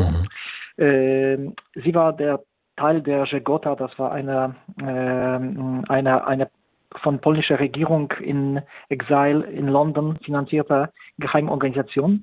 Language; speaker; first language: German; non-native, fluent; Polish